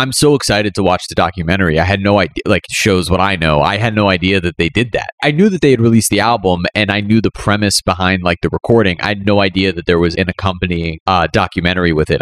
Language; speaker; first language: English; native; English